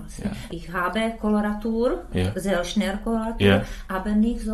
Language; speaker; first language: German; non-native, learner; Czech